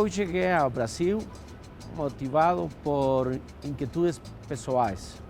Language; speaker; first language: Portuguese; non-native, fluent; Spanish